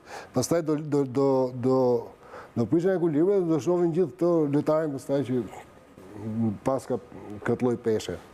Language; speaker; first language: Albanian; native; Albanian